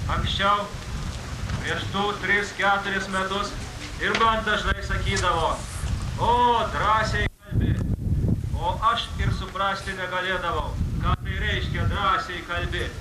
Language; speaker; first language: Lithuanian; native; Lithuanian